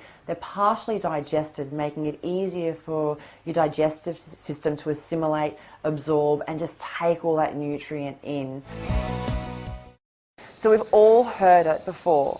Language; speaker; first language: English; native; English